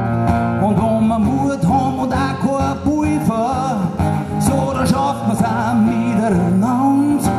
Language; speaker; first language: German; native; German